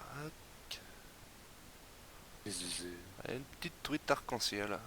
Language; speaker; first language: French; native; French